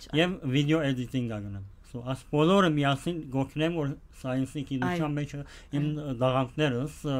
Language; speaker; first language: Armenian; early bilingual, heritage; Armenian